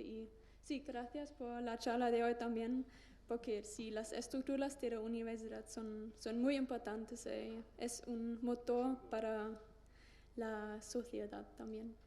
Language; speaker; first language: Spanish; non-native, learner; German